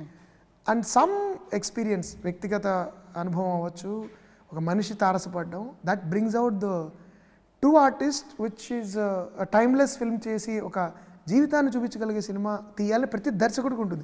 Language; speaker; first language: Telugu; native; Telugu